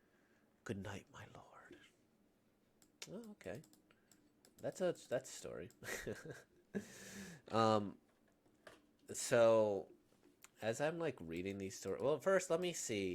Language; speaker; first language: English; native; English